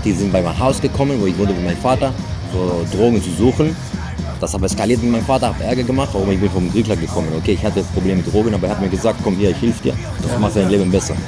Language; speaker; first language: German; non-native, learner; Greek